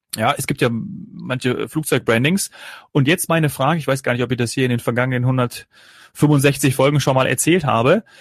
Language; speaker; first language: German; native; German